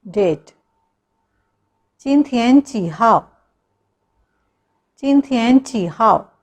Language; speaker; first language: Chinese; non-native, fluent; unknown